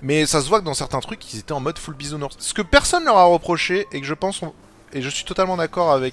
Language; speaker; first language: French; native; French